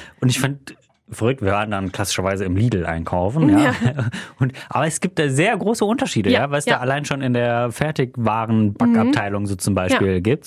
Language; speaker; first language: German; native; German